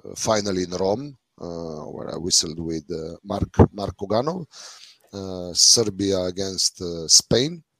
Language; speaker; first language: English; non-native, fluent; Slovenian